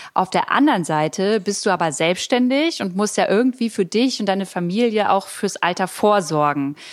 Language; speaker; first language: German; native; German